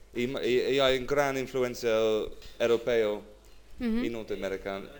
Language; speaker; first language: Spanish; non-native, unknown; English